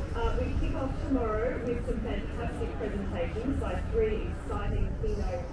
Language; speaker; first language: English; native; English